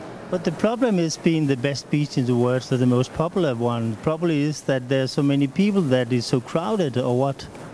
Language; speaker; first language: English; non-native, fluent; Danish